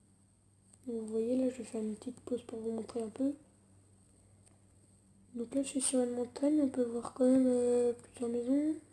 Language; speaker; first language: French; native; French